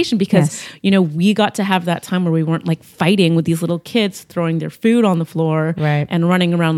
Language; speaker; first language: English; native; English